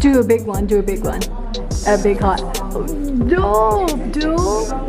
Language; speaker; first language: English; non-native, fluent; Thai